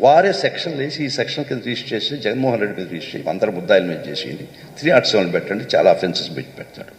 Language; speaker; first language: Telugu; native; Telugu